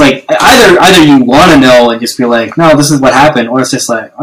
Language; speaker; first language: English; native; English